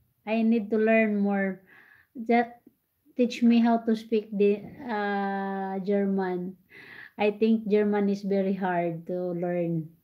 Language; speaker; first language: English; non-native, local second language; Cebuano